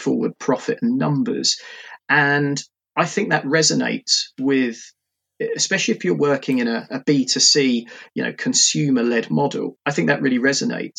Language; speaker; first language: English; native; English